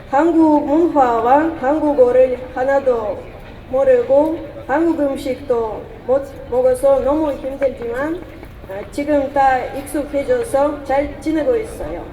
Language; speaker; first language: Korean; non-native, learner; Russian